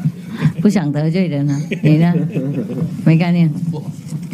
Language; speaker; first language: Chinese; non-native, fluent; Vietnamese